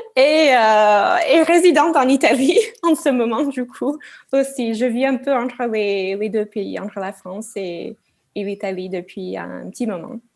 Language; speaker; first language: French; non-native, fluent; English